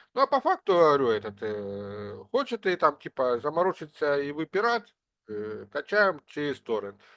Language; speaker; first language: Russian; non-native, local second language; Ukrainian